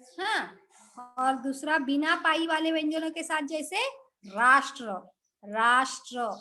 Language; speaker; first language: Hindi; non-native, local second language; Marathi